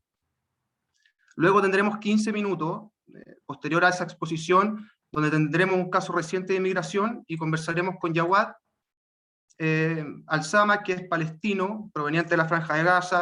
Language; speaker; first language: Spanish; native; Spanish